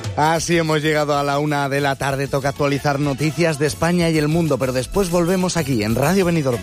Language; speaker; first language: Spanish; native; Spanish